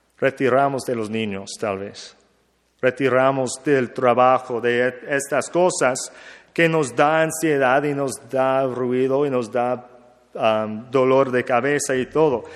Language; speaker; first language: Spanish; non-native, learner; English